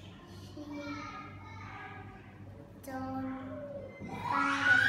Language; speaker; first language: English; non-native, learner; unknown